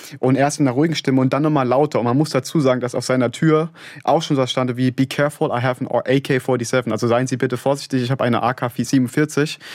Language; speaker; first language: German; native; German